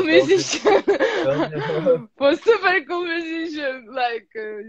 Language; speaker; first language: English; non-native, learner; Russian